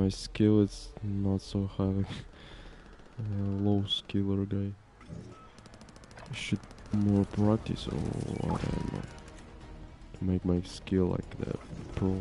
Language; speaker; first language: English; non-native, learner; Ukrainian